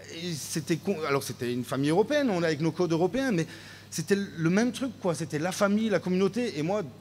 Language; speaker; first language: French; native; French